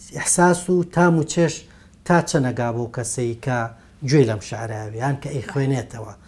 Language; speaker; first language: Central Kurdish; native; Central Kurdish